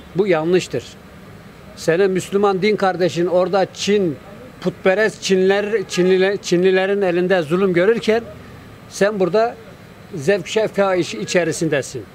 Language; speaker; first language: Turkish; native; Turkish